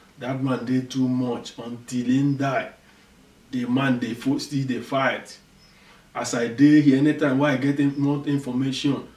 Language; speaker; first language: Nigerian Pidgin; non-native, local second language; Igbo